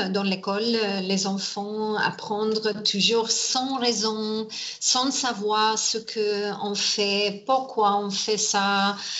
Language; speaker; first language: French; non-native, learner; English